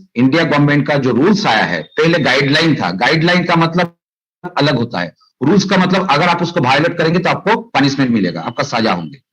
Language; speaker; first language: Hindi; non-native, local second language; Bangla